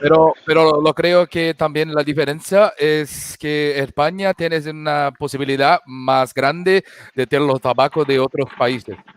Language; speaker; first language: Spanish; non-native, fluent; Portuguese